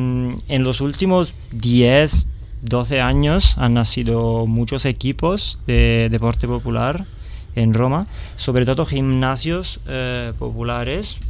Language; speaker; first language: Spanish; non-native, fluent; Italian